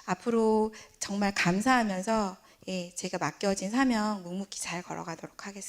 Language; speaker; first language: Korean; native; Korean